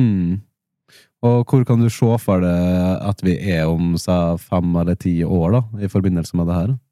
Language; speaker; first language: Norwegian; native; Norwegian